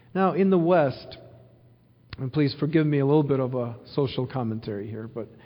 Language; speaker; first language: English; early bilingual, other home language; Ukrainian